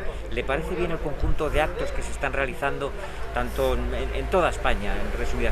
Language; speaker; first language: Spanish; native; Spanish